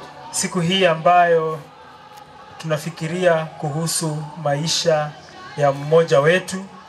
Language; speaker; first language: Swahili; native; Swahili